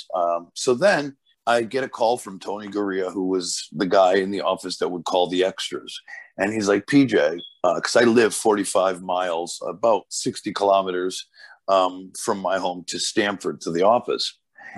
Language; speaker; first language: English; early bilingual, other home language; Portuguese